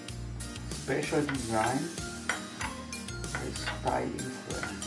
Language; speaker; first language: English; non-native, fluent; German